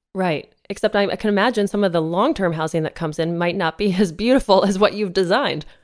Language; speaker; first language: English; native; English